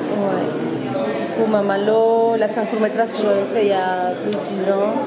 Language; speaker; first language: French; non-native, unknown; Spanish